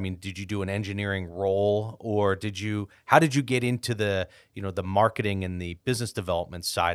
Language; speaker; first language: English; native; English